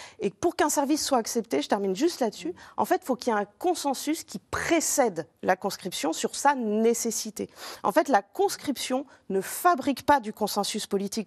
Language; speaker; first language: French; native; French